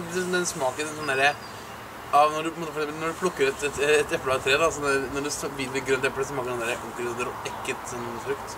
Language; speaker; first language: Norwegian; native; Norwegian